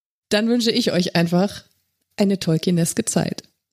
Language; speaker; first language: German; native; German